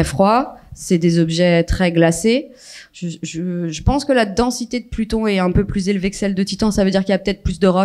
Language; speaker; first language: French; native; French